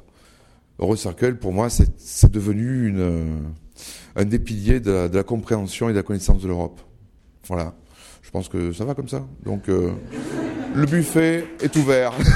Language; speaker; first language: French; native; French